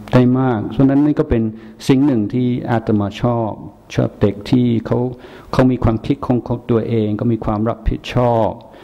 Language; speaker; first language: Thai; non-native, fluent; English